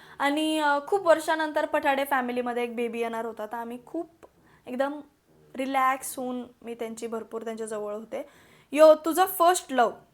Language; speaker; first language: Marathi; non-native, local second language; Malayalam